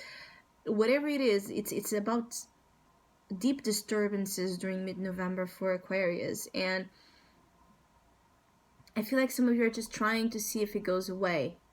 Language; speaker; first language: English; non-native, fluent; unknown